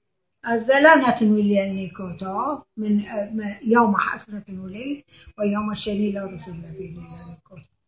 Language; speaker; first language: Hebrew; non-native, learner; Arabic